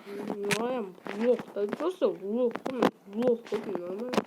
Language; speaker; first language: Russian; non-native, local second language; Kyrgyz